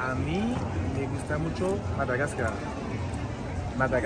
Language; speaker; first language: Spanish; non-native, fluent; French